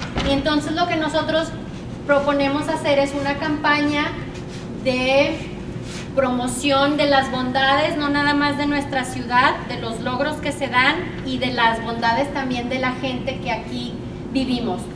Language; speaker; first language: Spanish; native; Spanish